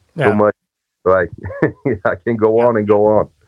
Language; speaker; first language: English; non-native, fluent; German